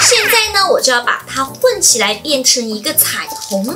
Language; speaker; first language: Chinese; native; Chinese